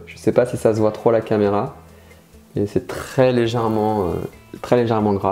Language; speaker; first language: French; native; French